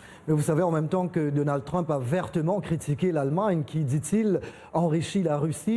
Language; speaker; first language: French; native; French